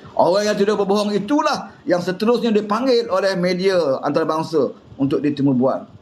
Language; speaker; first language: Malay; native; Malay